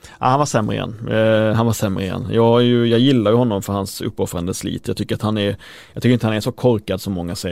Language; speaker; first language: Swedish; native; Swedish